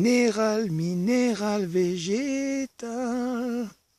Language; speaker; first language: French; native; French